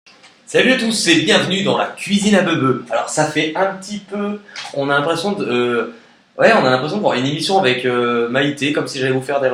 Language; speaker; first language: French; native; French